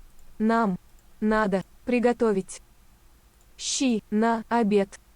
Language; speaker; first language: Russian; non-native, learner; English